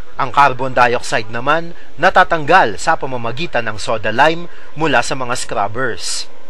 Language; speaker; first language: Filipino; native; Filipino